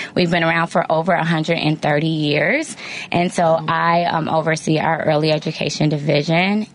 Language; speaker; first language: English; native; English